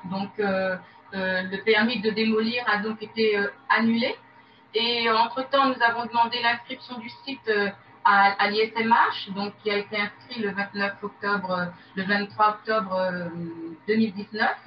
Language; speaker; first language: French; native; French